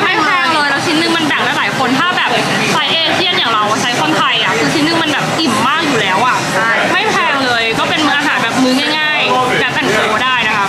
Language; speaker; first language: Thai; native; Thai